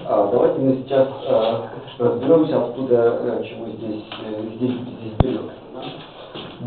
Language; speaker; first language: Russian; native; Russian